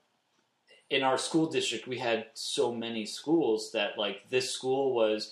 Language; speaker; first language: English; native; English